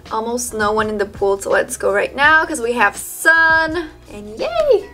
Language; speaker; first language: English; early bilingual, other home language; Portuguese